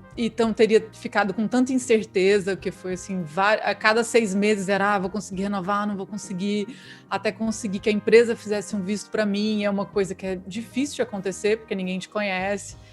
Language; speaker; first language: Portuguese; native; Portuguese